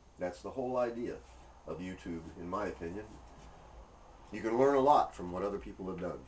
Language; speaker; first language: English; native; English